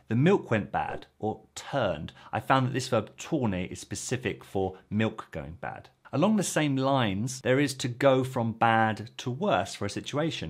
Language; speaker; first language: English; native; English